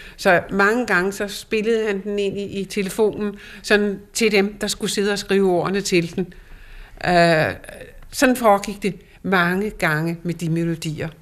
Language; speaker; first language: Danish; native; Danish